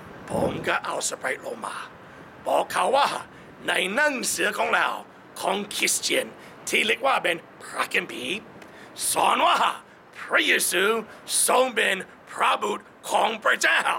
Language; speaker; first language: Thai; non-native, fluent; English